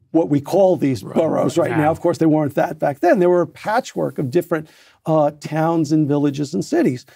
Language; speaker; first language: English; native; English